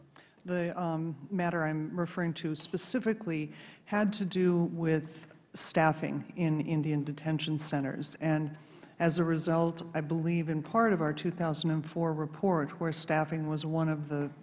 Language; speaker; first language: English; native; English